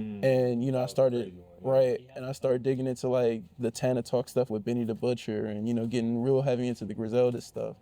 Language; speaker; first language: English; native; English